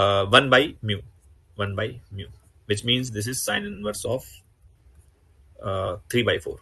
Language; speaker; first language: English; non-native, local second language; Hindi